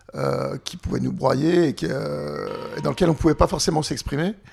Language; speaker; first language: French; native; French